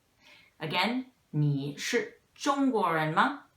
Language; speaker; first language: Chinese; non-native, fluent; English